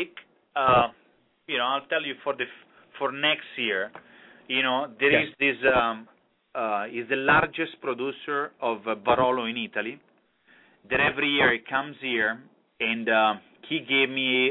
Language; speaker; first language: English; non-native, fluent; Italian